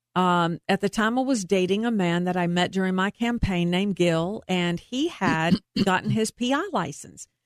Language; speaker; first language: English; native; English